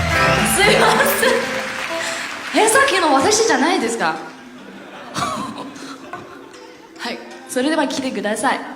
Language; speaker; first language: Japanese; non-native, learner; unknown